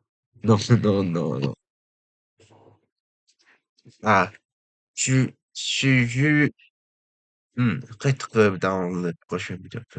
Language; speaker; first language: French; non-native, learner; Japanese